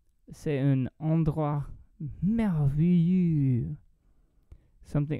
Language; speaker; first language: French; non-native, learner; English